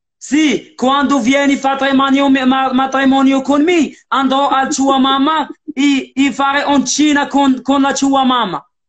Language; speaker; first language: Italian; non-native, learner; Arabic